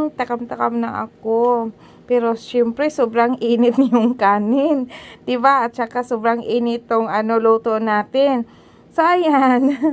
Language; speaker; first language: Filipino; non-native, local second language; Cebuano